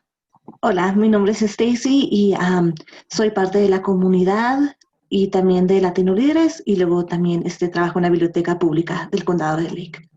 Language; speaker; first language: Spanish; early bilingual, other home language; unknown